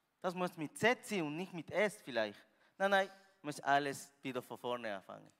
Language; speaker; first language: German; non-native, learner; Spanish